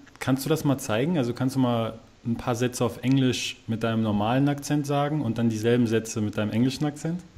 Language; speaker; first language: German; native; German